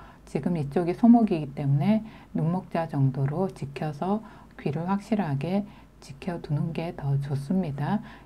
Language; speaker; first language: Korean; native; Korean